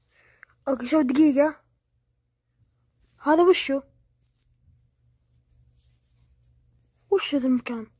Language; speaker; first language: Arabic; native; Arabic